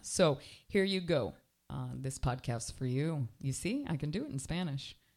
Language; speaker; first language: English; early bilingual, other home language; Spanish